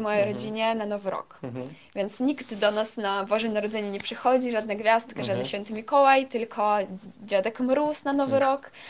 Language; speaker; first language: Polish; non-native, fluent; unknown